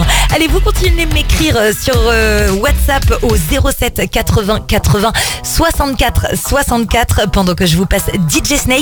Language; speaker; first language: French; native; French